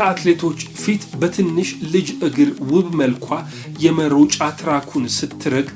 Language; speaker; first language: Amharic; native; Amharic